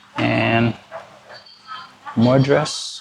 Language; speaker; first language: English; native; English